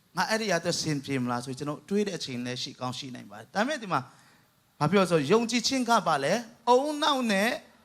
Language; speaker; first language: Burmese; non-native, local second language; Tedim Chin